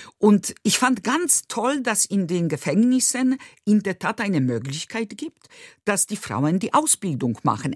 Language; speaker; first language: German; non-native, fluent; Polish